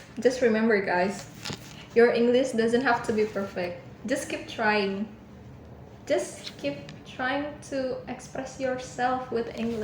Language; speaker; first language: English; non-native, learner; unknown